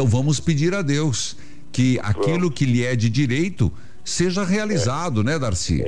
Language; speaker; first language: Portuguese; native; Portuguese